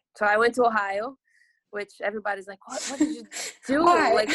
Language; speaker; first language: English; non-native, fluent; Portuguese